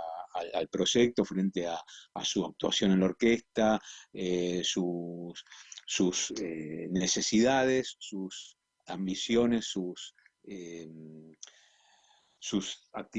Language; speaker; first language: Spanish; native; Spanish